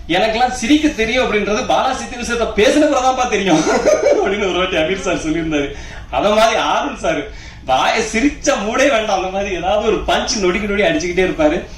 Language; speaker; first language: Tamil; native; Tamil